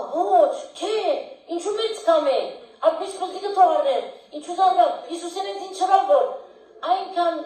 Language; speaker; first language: Armenian; early bilingual, heritage; Armenian